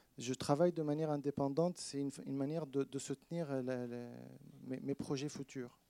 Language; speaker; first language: French; non-native, fluent; Arabic